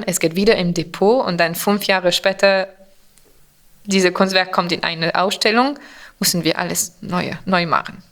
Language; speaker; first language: German; non-native, fluent; French